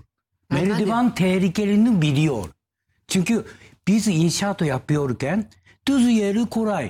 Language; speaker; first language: Turkish; non-native, learner; Japanese